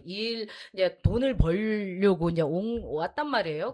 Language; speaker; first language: Korean; native; Korean